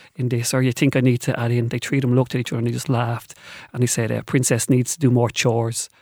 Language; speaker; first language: English; native; English